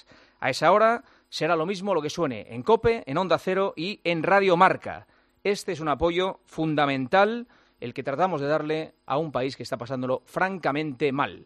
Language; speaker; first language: Spanish; native; Spanish